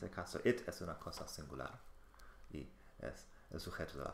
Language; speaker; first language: Spanish; non-native, fluent; English